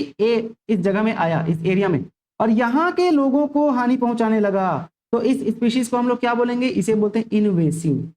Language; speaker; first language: Hindi; native; Hindi